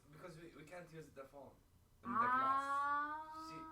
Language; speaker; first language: English; non-native, learner; Arabic